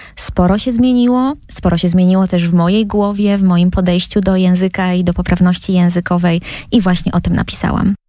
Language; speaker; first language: Polish; native; Polish